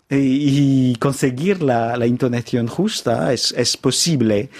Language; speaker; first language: Spanish; non-native, fluent; French